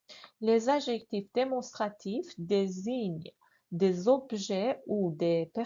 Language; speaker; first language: French; non-native, fluent; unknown